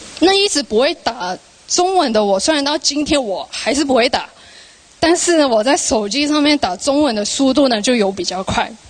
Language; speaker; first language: Chinese; non-native, local second language; Cantonese